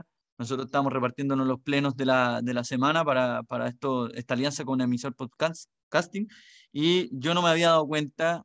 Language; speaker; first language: Spanish; native; Spanish